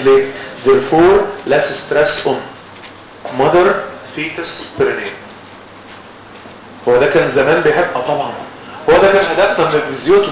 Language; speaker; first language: Arabic; native; Arabic